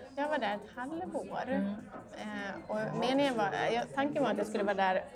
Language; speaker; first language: Swedish; native; Swedish